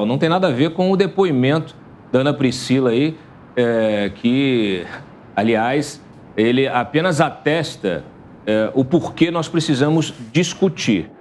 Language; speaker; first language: Portuguese; native; Portuguese